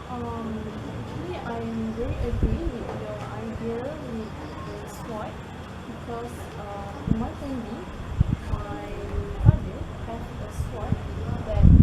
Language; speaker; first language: English; non-native, learner; Malay